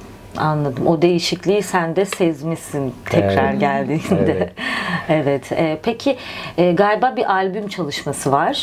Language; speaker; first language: Turkish; native; Turkish